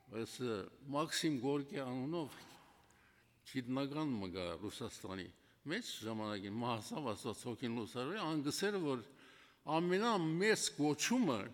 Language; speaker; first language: Armenian; native; Armenian